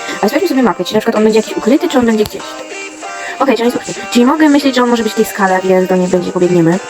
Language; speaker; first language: Polish; native; Polish